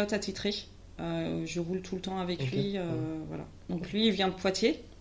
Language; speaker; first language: French; native; French